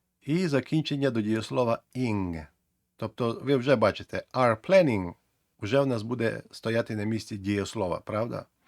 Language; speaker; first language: Ukrainian; native; Ukrainian